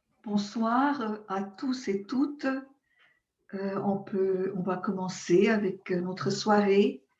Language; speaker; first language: French; non-native, local second language; German